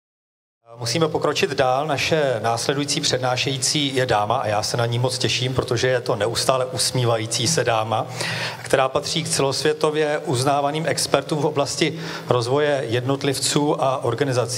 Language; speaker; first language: Czech; native; Czech